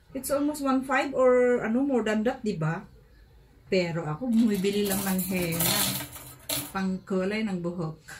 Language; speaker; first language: Filipino; non-native, local second language; Iloko